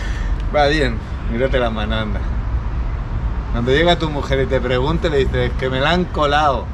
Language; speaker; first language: Spanish; native; Spanish